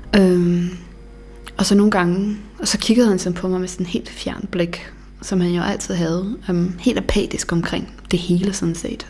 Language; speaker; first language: Danish; early bilingual, other home language; Bosnian